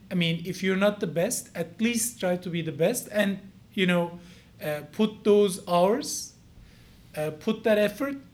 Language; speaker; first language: English; non-native, fluent; Turkish